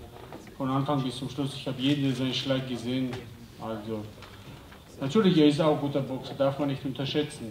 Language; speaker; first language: German; non-native, fluent; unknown